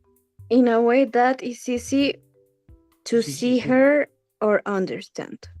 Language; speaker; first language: English; non-native, learner; Spanish